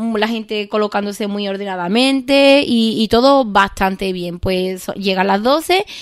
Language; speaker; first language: Spanish; native; Spanish